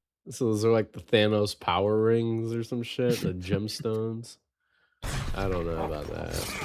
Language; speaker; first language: English; native; English